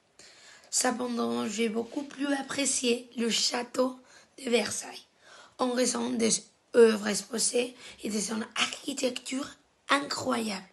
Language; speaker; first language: French; non-native, fluent; Spanish